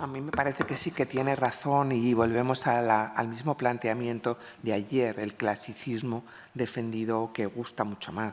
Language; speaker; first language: Spanish; native; Spanish